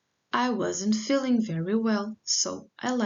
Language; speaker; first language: English; non-native, fluent; Portuguese